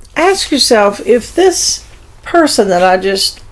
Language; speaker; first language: English; early bilingual, other home language; German